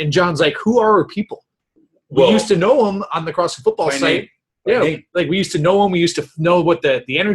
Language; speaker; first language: English; native; English